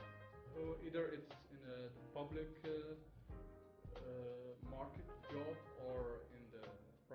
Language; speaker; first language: English; non-native, fluent; Arabic